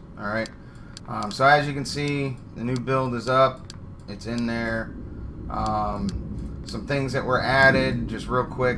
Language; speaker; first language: English; native; English